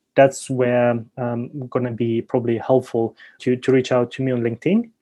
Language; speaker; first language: English; non-native, fluent; Ukrainian